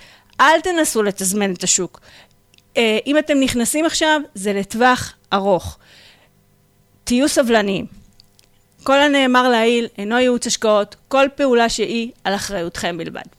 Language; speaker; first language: Hebrew; native; Hebrew